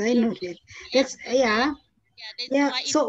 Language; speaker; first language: English; non-native, fluent; Indonesian